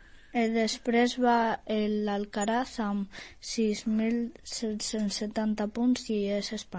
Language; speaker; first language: Catalan; non-native, local second language; Spanish